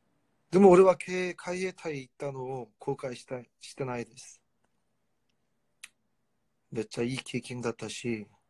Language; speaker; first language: Japanese; non-native, fluent; Korean